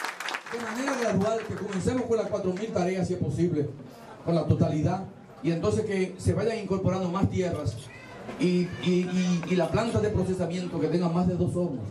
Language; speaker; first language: Spanish; native; Spanish